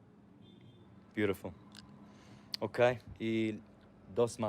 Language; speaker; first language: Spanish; non-native, fluent; English